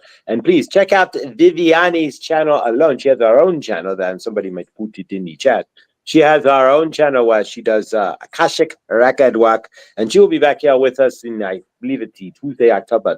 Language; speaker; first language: English; native; English